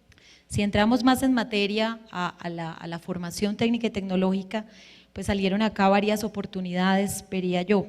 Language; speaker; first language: Spanish; native; Spanish